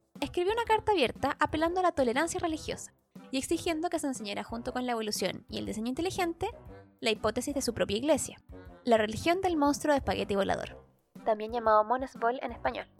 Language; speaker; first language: Spanish; native; Spanish